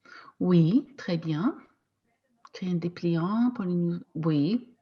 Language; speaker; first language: French; non-native, fluent; English